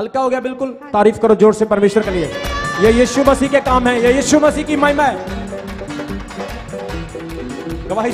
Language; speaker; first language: Hindi; non-native, local second language; Punjabi